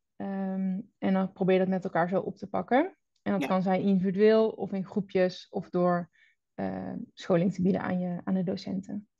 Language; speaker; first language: Dutch; native; Dutch